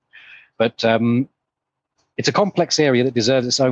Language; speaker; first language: English; native; English